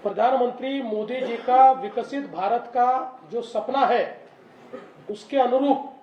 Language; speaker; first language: Hindi; non-native, local second language; Marathi